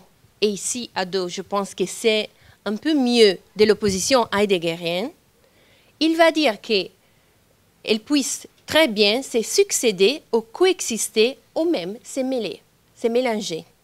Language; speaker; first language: French; non-native, fluent; Italian